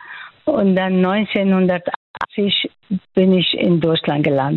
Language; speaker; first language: German; non-native, fluent; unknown